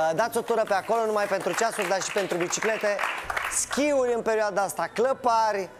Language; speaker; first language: Romanian; native; Romanian